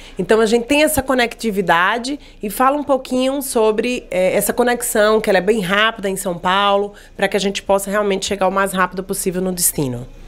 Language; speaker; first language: Portuguese; native; Portuguese